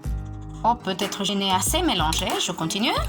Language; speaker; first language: French; non-native, fluent; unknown